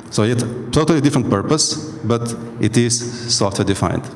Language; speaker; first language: English; non-native, fluent; Slovenian